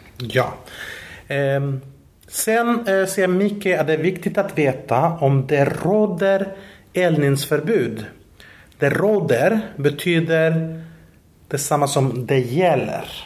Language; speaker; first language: Swedish; non-native, fluent; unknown